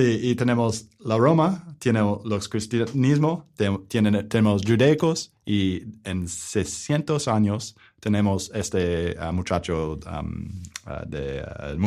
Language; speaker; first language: Spanish; non-native, learner; English